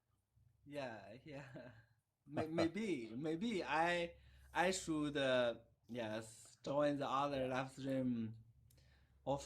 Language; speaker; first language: English; non-native, learner; Chinese